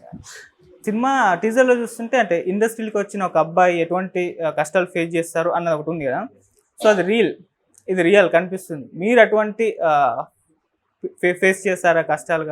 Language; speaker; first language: Telugu; native; Telugu